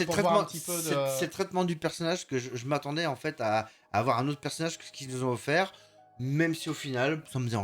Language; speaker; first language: French; native; French